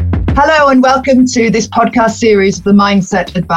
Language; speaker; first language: English; native; English